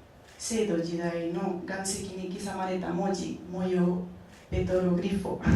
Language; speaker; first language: Japanese; non-native, fluent; Spanish